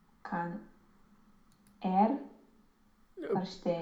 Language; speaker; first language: German; non-native, learner; Romanian